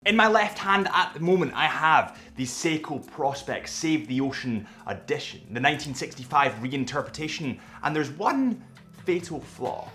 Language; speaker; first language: English; native; English